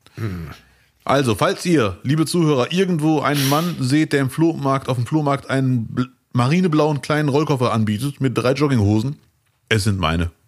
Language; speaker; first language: German; early bilingual, other home language; Arabic